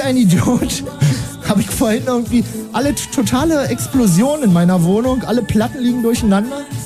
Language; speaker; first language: German; native; German